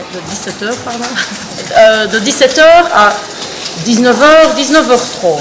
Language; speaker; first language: French; native; French